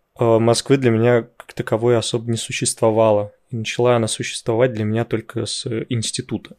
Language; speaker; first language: Russian; native; Russian